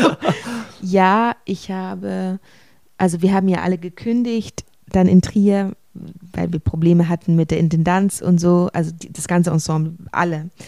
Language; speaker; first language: German; native; German